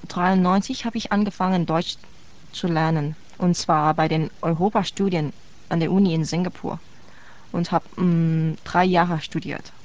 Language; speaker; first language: German; non-native, fluent; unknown